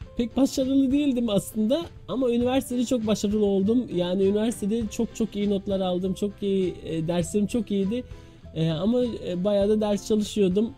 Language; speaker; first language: Turkish; early bilingual, heritage; Turkish